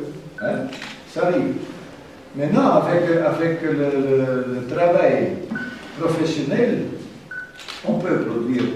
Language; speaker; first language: French; non-native, fluent; German